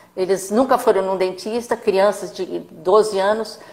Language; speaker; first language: Portuguese; native; Portuguese